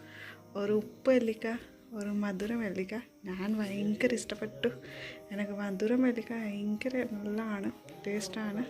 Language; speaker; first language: Malayalam; non-native, learner; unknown